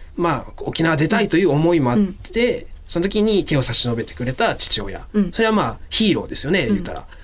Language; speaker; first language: Japanese; native; Japanese